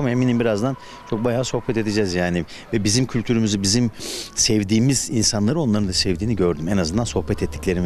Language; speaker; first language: Turkish; native; Turkish